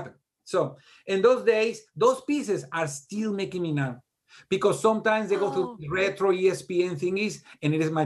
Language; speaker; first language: English; non-native, fluent; Spanish